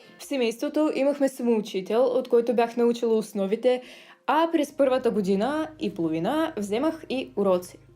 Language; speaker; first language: Bulgarian; early bilingual, other home language; Russian